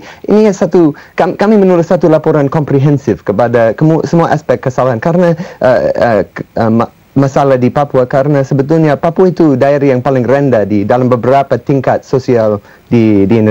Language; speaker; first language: Indonesian; non-native, fluent; English